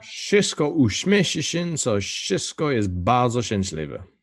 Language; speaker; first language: Polish; non-native, learner; English